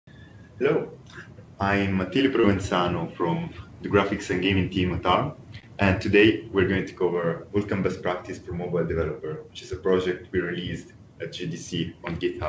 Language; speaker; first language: English; non-native, fluent; Italian